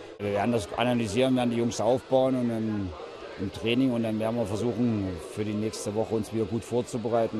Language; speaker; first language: German; native; German